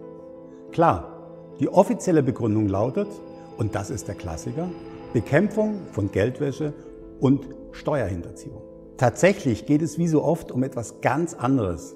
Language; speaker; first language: German; native; German